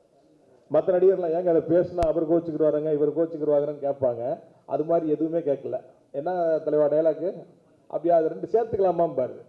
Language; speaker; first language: Tamil; native; Tamil